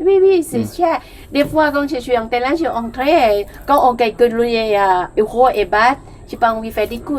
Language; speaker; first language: French; non-native, learner; Thai